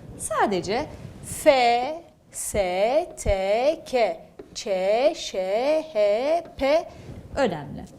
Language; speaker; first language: Turkish; native; Turkish